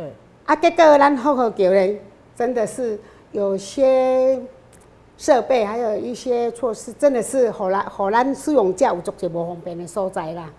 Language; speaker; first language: Chinese; non-native, local second language; Min Nan Chinese